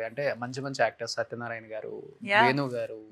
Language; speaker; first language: Telugu; native; Telugu